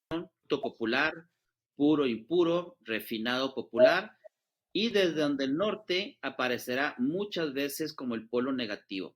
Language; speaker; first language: Spanish; native; Spanish